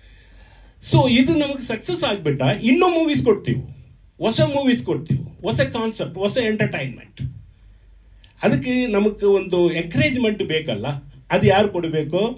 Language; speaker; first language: Kannada; non-native, learner; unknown